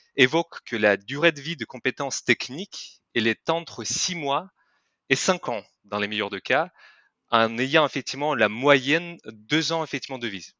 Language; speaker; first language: French; non-native, fluent; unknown